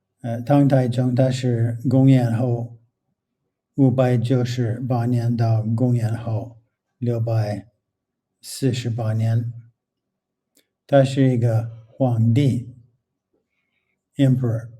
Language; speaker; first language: Chinese; non-native, fluent; English